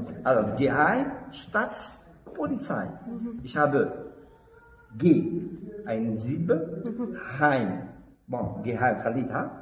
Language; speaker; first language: German; non-native, learner; French